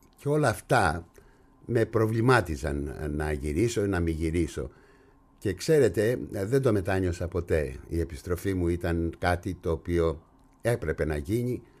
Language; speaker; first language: Greek; native; Greek